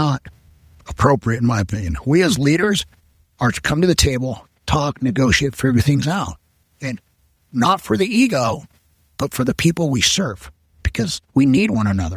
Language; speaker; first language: English; non-native, local second language; Spanish